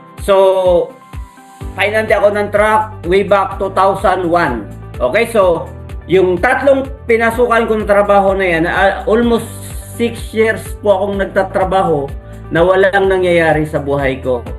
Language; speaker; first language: Filipino; non-native, local second language; Masbatenyo